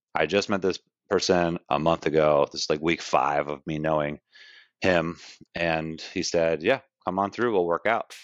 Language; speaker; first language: English; native; English